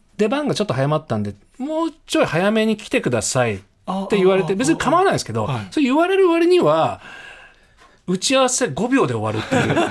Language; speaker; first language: Japanese; native; Japanese